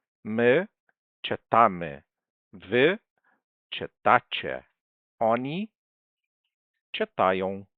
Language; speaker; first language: Polish; non-native, fluent; Portuguese